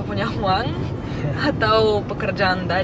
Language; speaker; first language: Indonesian; non-native, fluent; Bulgarian